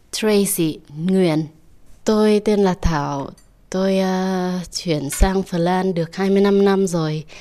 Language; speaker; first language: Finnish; early bilingual, other home language; Vietnamese